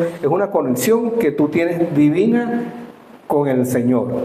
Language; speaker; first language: Spanish; native; Spanish